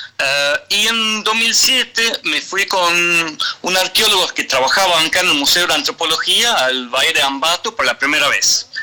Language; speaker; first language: Spanish; non-native, fluent; Swedish